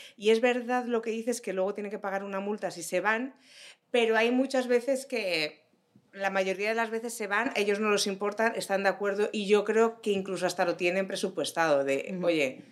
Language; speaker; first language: Spanish; native; Spanish